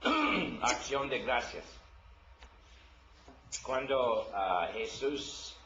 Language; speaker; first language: Spanish; non-native, learner; English